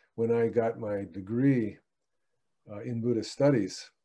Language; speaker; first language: English; native; English